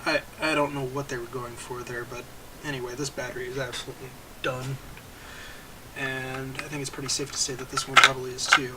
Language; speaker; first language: English; native; English